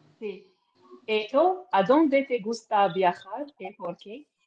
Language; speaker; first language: Spanish; non-native, learner; Arabic